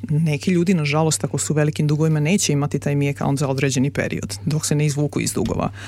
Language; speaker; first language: Serbian; native; Serbian